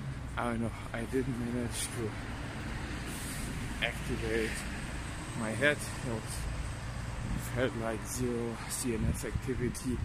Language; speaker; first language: English; non-native, fluent; German